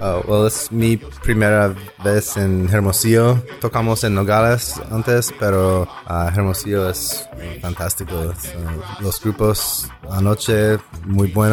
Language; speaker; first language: Spanish; non-native, learner; English